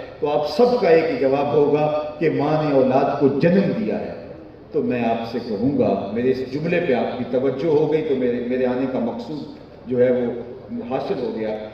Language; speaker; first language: Urdu; non-native, local second language; Punjabi